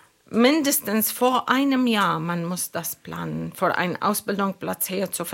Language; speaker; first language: German; non-native, fluent; Arabic